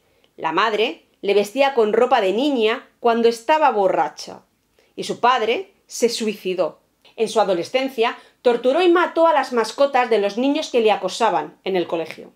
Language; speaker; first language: Spanish; native; Spanish